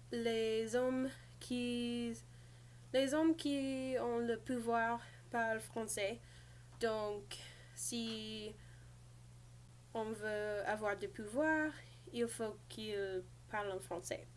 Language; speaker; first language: French; non-native, learner; English